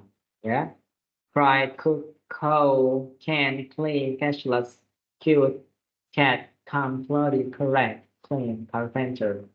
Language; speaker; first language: English; non-native, fluent; Indonesian